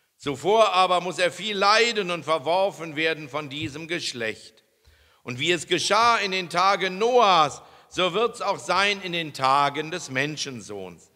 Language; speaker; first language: German; native; German